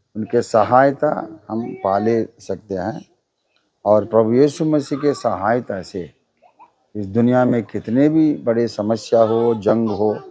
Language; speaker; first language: Hindi; non-native, local second language; Telugu